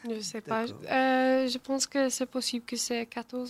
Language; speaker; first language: French; non-native, learner; English